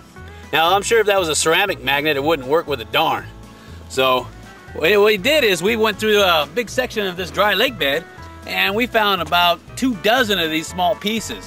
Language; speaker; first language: English; native; English